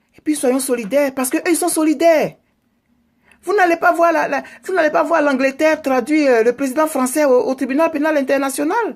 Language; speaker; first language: French; native; French